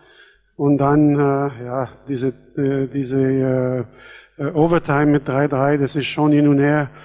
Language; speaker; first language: German; non-native, fluent; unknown